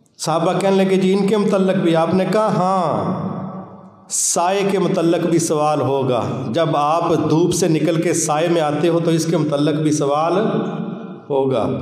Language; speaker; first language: Urdu; non-native, local second language; Punjabi